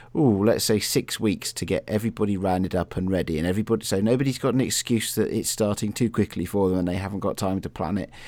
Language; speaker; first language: English; native; English